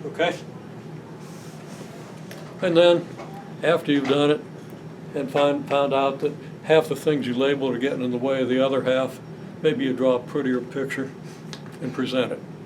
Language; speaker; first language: English; native; English